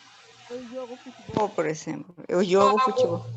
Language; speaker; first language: Portuguese; non-native, learner; Spanish